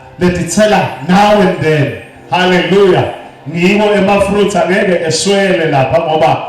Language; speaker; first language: Zulu; non-native, local second language; Swati